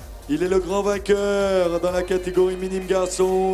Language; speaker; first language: French; native; French